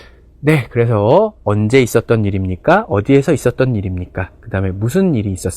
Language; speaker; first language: Korean; native; Korean